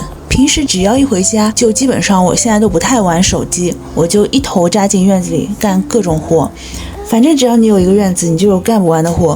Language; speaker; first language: Chinese; native; Chinese